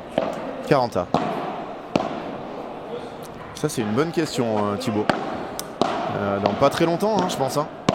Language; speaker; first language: French; native; French